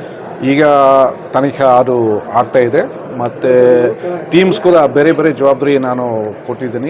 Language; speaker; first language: Kannada; non-native, fluent; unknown